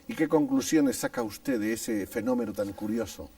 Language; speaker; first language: Spanish; native; Spanish